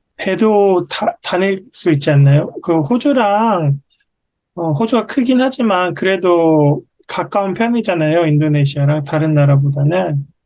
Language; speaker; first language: Korean; native; Korean